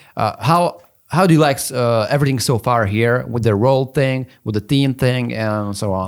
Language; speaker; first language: English; non-native, fluent; Lithuanian